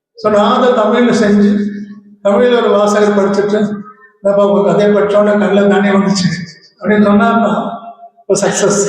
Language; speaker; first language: Tamil; non-native, local second language; Malayalam